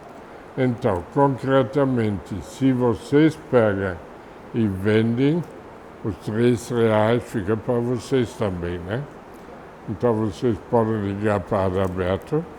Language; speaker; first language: Portuguese; non-native, fluent; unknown